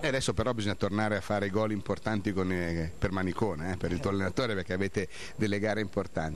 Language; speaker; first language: Italian; native; Italian